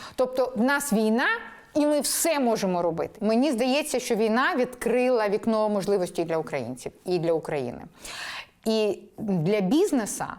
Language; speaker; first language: Ukrainian; non-native, local second language; Russian